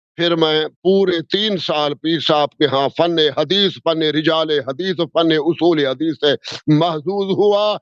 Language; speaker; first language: Urdu; non-native, local second language; Sindhi